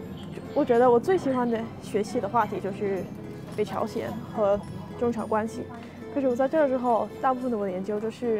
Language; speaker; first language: Chinese; non-native, fluent; English